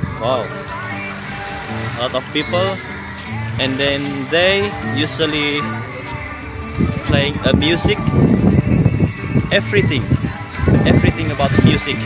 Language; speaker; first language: English; non-native, learner; Indonesian